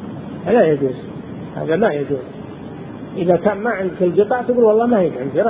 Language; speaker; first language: Arabic; native; Arabic